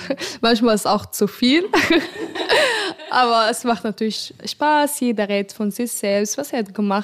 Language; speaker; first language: German; non-native, fluent; Arabic